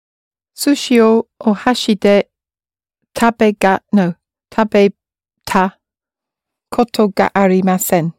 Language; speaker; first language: Japanese; non-native, learner; English